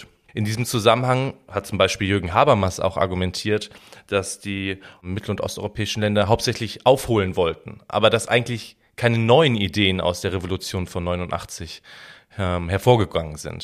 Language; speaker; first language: German; native; German